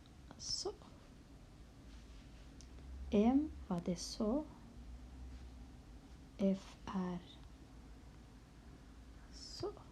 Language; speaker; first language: Swedish; non-native, local second language; Kurdish